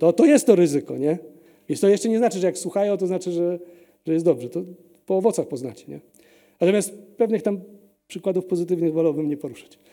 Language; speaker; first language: Polish; early bilingual, heritage; Polish